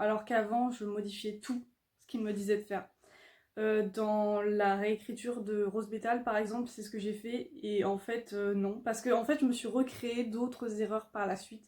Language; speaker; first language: French; native; French